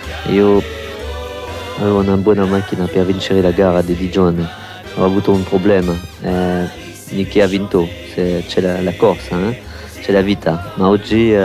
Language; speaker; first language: Italian; non-native, fluent; French